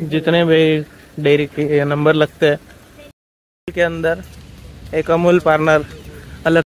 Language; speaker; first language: Hindi; native; Hindi